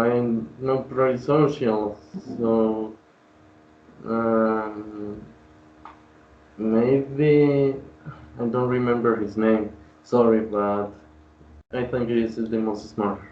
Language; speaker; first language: English; non-native, learner; Spanish